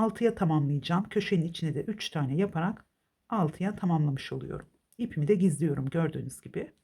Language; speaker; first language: Turkish; native; Turkish